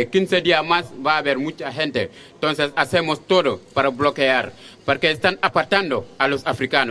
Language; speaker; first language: Spanish; non-native, fluent; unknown